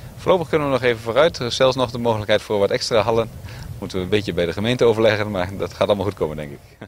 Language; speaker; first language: Dutch; native; Dutch